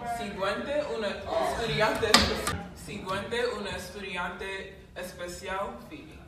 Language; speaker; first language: Spanish; non-native, learner; English